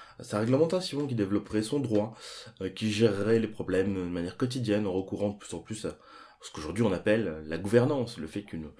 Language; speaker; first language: French; native; French